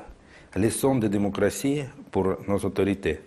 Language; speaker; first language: French; non-native, fluent; Russian